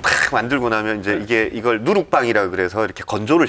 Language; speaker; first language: Korean; native; Korean